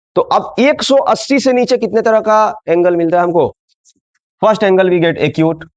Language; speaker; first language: Hindi; non-native, local second language; Bangla